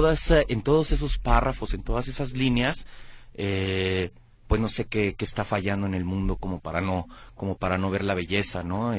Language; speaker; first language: Spanish; native; Spanish